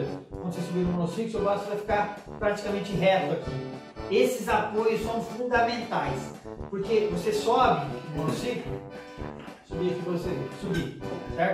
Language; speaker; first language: Portuguese; native; Portuguese